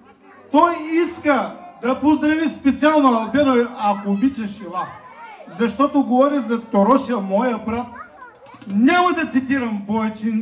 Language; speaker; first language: Bulgarian; non-native, local second language; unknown